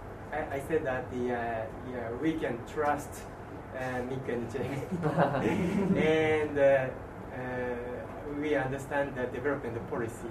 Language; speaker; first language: English; non-native, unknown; Japanese